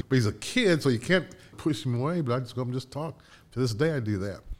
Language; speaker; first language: English; native; English